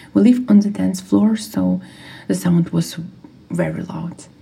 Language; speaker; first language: English; non-native, fluent; Ukrainian